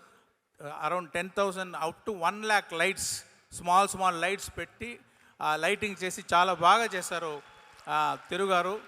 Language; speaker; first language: Telugu; non-native, learner; Tamil